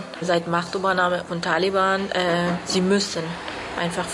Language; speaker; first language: German; non-native, learner; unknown